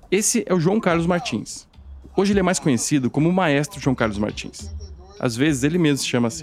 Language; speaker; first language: Portuguese; native; Portuguese